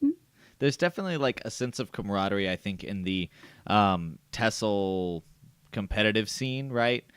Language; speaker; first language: English; native; English